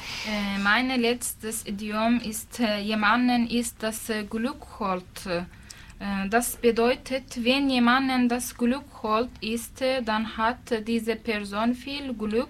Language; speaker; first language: German; non-native, learner; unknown